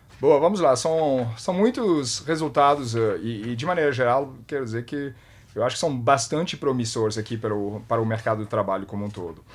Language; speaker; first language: Portuguese; non-native, fluent; French